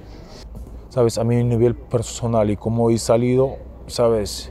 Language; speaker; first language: Spanish; non-native, fluent; Arabic